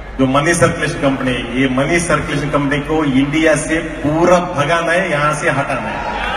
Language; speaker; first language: Hindi; non-native, local second language; Telugu